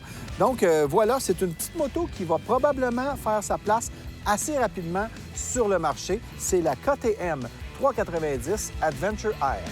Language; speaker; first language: French; native; French